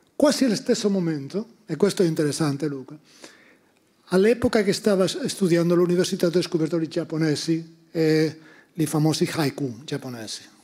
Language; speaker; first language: Italian; non-native, fluent; Spanish